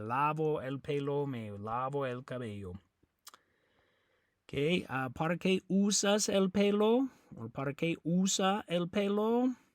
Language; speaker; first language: Spanish; non-native, fluent; English